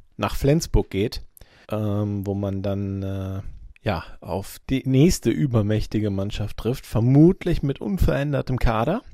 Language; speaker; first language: German; native; German